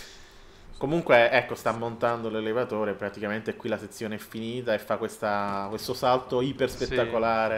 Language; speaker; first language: Italian; native; Italian